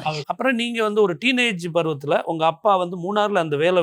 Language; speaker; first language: Tamil; native; Tamil